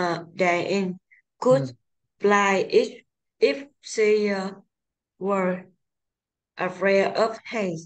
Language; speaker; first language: English; non-native, learner; Vietnamese